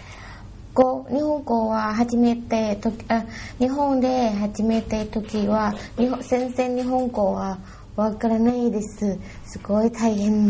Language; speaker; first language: Japanese; non-native, learner; Thai